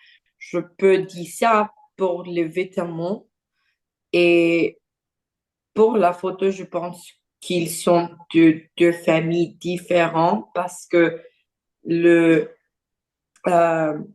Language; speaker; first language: French; non-native, learner; Portuguese